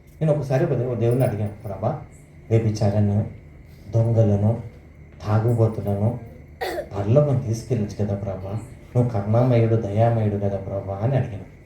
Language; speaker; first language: Telugu; non-native, local second language; Marathi